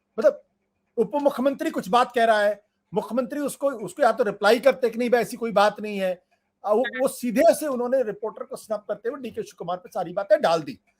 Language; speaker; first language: Hindi; native; Hindi